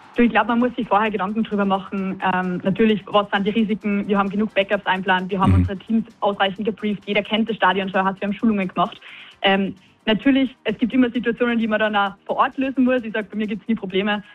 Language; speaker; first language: German; native; German